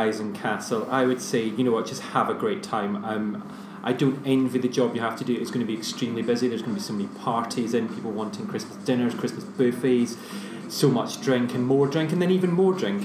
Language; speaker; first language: English; native; English